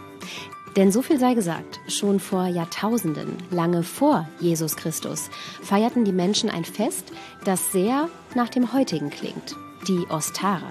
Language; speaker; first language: German; native; German